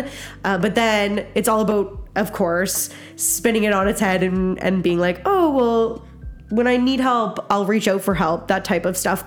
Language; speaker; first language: English; native; English